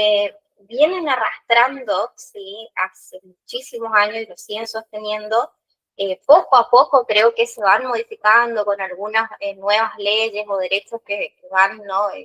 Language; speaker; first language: Spanish; native; Spanish